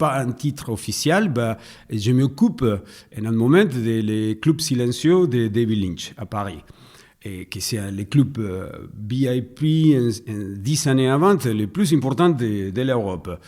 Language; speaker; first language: French; non-native, fluent; Spanish